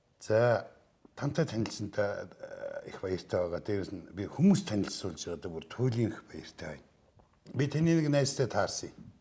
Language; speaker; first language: Mongolian; native; Mongolian